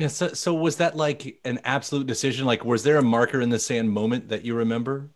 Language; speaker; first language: English; native; English